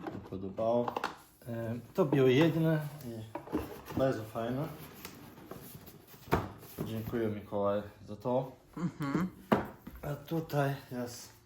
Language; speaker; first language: Polish; non-native, learner; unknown